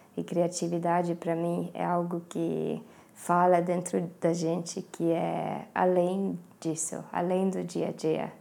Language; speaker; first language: Portuguese; non-native, fluent; Estonian